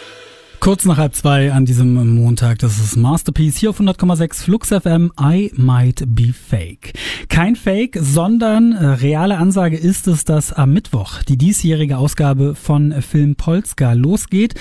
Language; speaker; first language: German; native; German